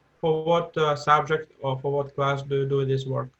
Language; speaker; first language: English; non-native, fluent; Russian